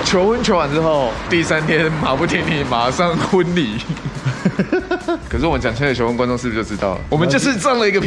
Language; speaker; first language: Chinese; native; Chinese